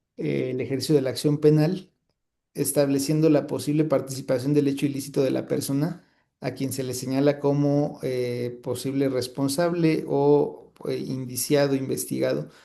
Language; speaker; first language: Spanish; native; Spanish